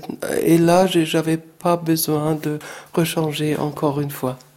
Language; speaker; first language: French; non-native, fluent; German